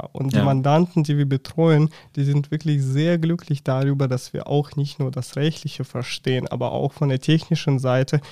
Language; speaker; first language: German; non-native, fluent; Russian